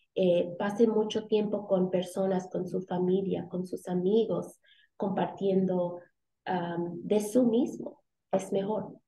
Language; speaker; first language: Spanish; early bilingual, heritage; Spanish